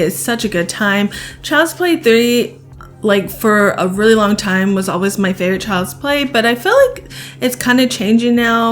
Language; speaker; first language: English; native; English